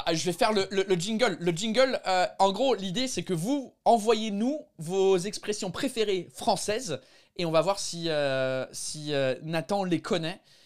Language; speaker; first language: French; non-native, fluent; English